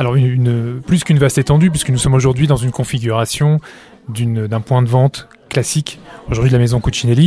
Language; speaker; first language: French; native; French